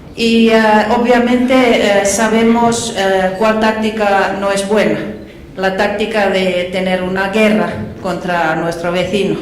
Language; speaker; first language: Spanish; non-native, fluent; Finnish